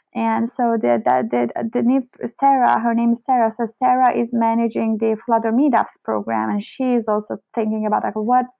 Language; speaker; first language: English; non-native, fluent; Turkish